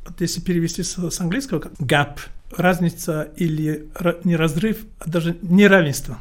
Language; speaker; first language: Russian; non-native, local second language; Tajik